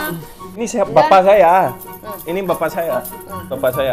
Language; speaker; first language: Indonesian; non-native, fluent; Urdu